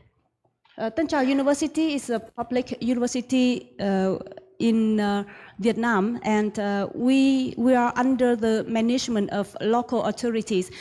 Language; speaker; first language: English; non-native, learner; Vietnamese